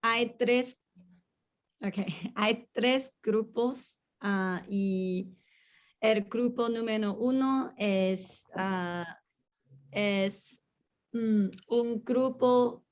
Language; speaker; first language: Spanish; non-native, learner; English